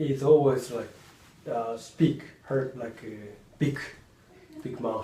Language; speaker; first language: English; non-native, learner; Japanese